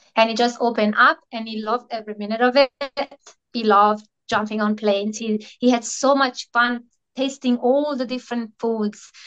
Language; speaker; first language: English; non-native, fluent; Italian